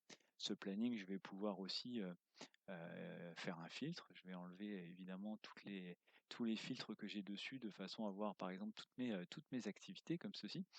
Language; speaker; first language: French; native; French